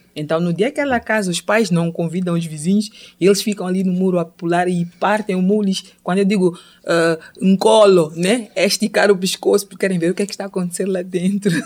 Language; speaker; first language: Portuguese; non-native, local second language; Tsonga